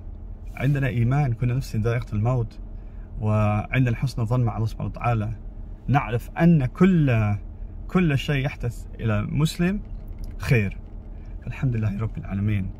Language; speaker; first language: Arabic; non-native, learner; English